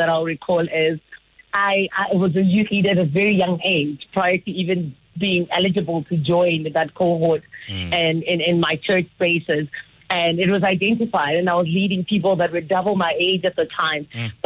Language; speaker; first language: English; non-native, local second language; Northern Sotho